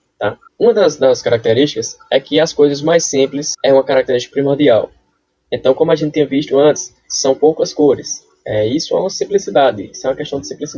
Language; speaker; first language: Portuguese; native; Portuguese